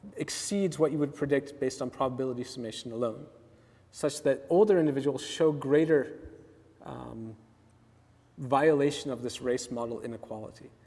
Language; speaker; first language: English; native; English